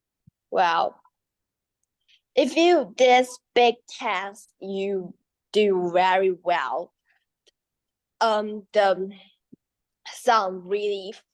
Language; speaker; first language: English; non-native, learner; Chinese